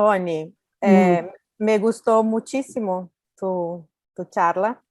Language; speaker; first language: Spanish; non-native, fluent; Portuguese